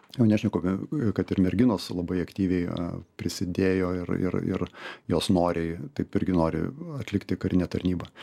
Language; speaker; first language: Lithuanian; native; Lithuanian